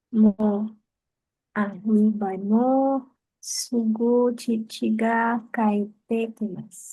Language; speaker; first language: Japanese; non-native, learner; Filipino